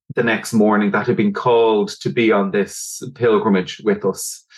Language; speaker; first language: English; native; English